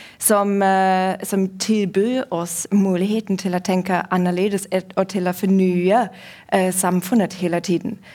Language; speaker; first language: Norwegian; non-native, fluent; German